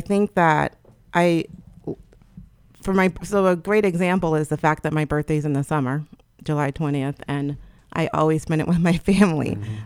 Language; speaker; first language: English; native; English